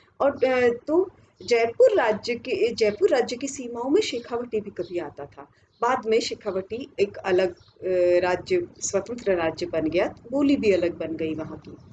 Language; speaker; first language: Hindi; native; Hindi